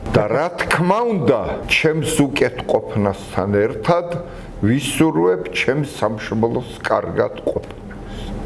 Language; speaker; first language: Georgian; non-native, local second language; Svan